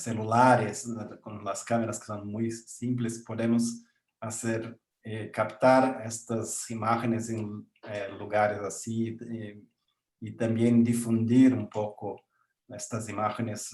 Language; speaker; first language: Spanish; non-native, learner; Portuguese